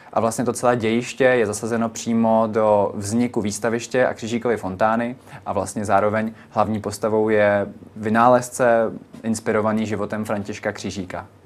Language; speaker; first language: Czech; native; Czech